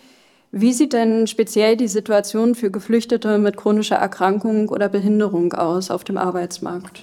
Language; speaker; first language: German; native; German